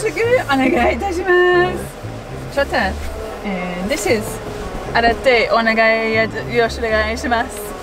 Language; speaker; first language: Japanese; non-native, learner; English